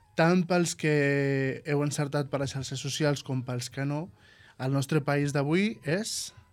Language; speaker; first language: Catalan; native; Catalan